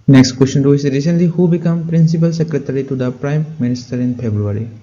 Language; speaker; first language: English; non-native, local second language; Assamese